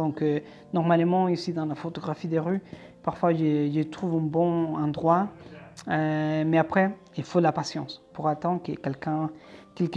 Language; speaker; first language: French; non-native, fluent; Spanish